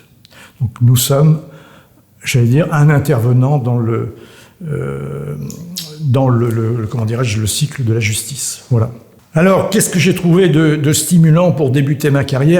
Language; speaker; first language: French; native; French